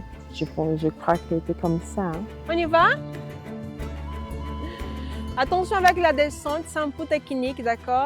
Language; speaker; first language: French; non-native, learner; Portuguese